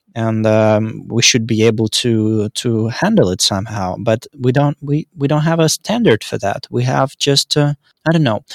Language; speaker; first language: English; non-native, fluent; Russian